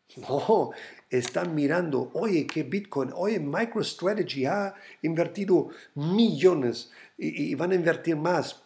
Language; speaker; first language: Spanish; non-native, fluent; German